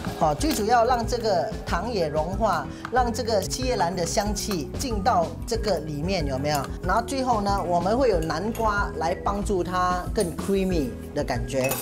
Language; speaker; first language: Chinese; native; Chinese